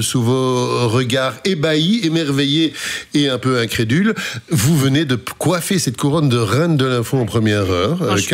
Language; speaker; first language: French; native; French